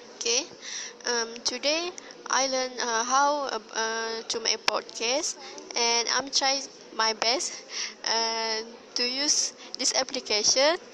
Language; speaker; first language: English; non-native, learner; Malay